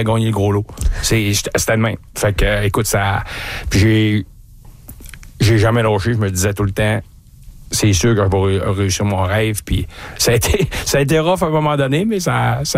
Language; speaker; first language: French; native; French